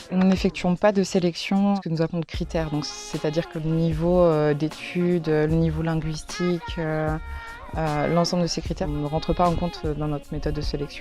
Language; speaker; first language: French; native; French